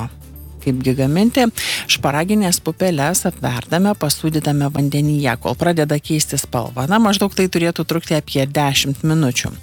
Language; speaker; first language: Lithuanian; native; Lithuanian